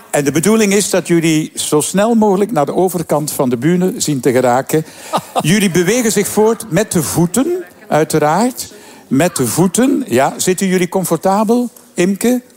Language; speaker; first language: Dutch; native; Dutch